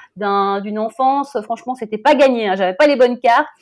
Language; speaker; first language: French; native; French